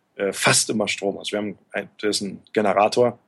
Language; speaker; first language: German; native; German